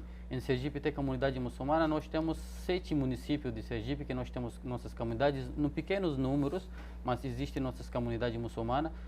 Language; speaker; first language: Portuguese; non-native, fluent; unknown